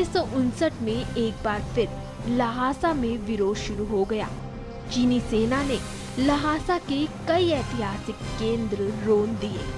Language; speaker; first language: Hindi; native; Hindi